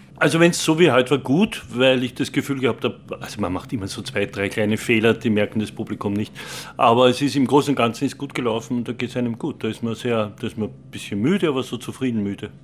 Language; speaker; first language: German; native; German